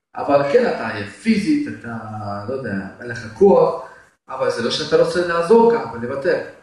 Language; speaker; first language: Hebrew; non-native, fluent; Russian